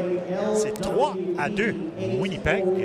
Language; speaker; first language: French; native; French